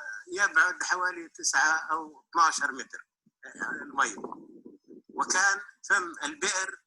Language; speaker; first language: Arabic; native; Arabic